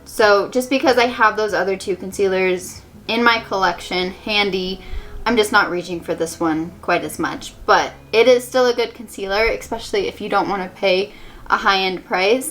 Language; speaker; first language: English; native; English